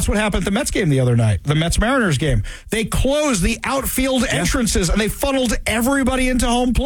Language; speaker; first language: English; native; English